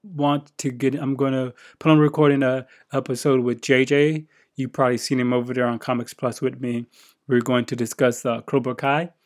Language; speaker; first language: English; native; English